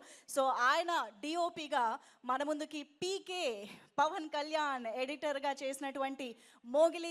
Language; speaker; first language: Telugu; native; Telugu